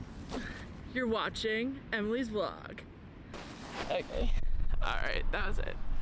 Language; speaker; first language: English; native; English